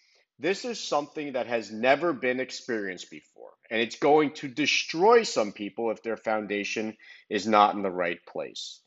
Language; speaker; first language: English; native; English